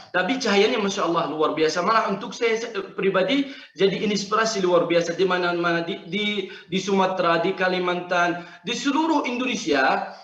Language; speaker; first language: Indonesian; non-native, fluent; Arabic